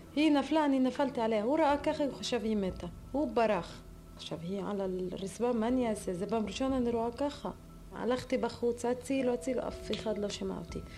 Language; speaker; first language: Hebrew; non-native, learner; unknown